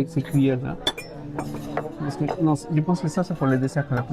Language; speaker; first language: French; non-native, fluent; Spanish